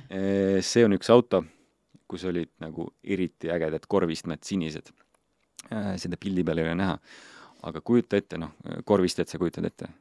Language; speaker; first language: Estonian; non-native, local second language; Russian